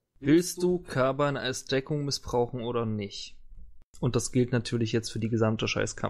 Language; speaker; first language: German; native; German